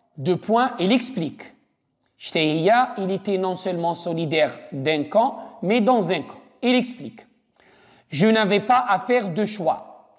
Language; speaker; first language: French; non-native, local second language; Arabic